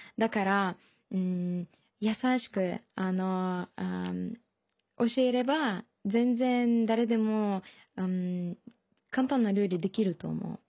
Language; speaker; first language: Japanese; non-native, learner; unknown